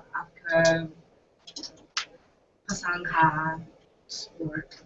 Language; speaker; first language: Hindi; non-native, learner; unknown